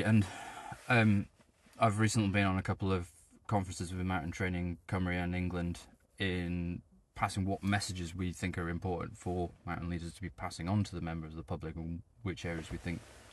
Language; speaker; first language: English; native; English